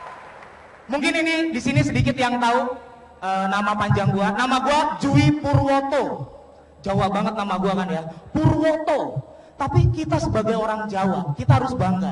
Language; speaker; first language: Indonesian; native; Indonesian